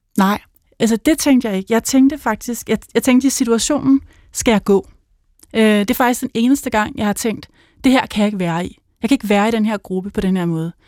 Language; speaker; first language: Danish; native; Danish